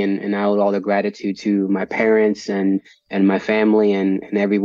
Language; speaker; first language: English; native; English